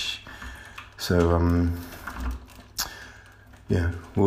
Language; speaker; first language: English; native; English